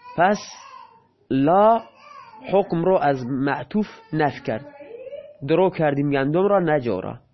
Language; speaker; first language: Persian; non-native, local second language; Baluchi